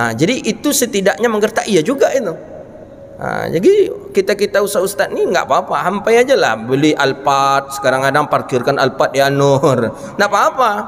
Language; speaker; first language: Malay; non-native, local second language; Minangkabau